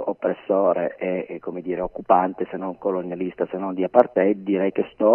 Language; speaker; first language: Italian; native; Italian